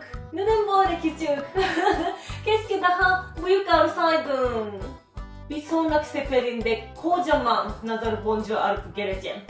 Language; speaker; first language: Turkish; non-native, learner; Japanese